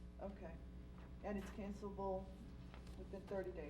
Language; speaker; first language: English; native; English